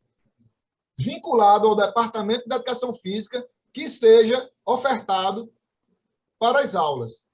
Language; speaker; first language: Portuguese; native; Portuguese